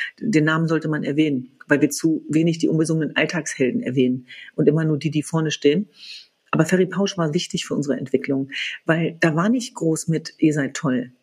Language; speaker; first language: German; early bilingual, other home language; Kurdish